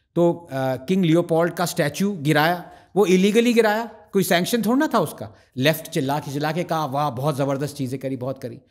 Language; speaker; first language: Hindi; non-native, local second language; Tamil